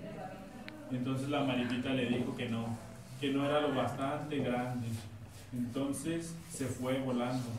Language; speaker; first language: Spanish; native; Spanish